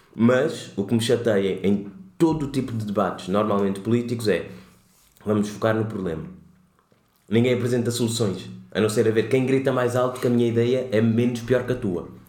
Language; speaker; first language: Portuguese; native; Portuguese